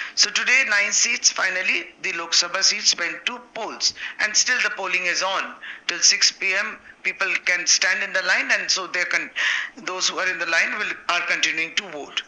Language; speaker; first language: English; non-native, local second language; Bangla